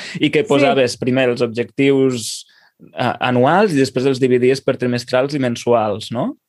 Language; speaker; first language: Catalan; native; Catalan